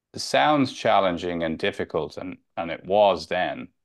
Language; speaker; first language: English; native; English